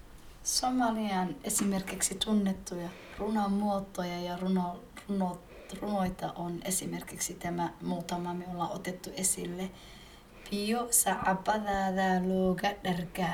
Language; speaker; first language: Finnish; early bilingual, other home language; Somali